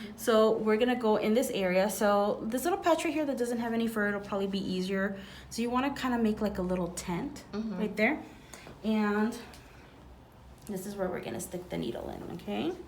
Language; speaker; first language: English; native; English